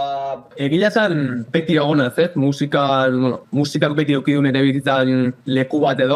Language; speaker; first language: Basque; native; Basque